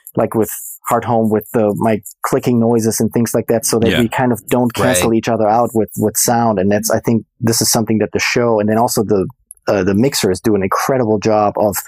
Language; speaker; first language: English; non-native, fluent; German